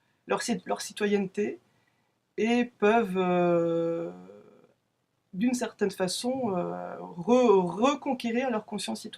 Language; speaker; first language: French; native; French